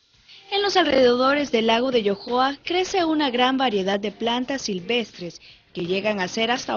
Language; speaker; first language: Spanish; native; Spanish